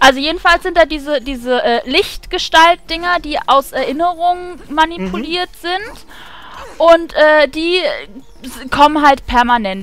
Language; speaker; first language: German; native; German